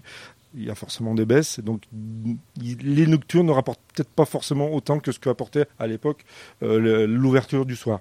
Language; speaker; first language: French; native; French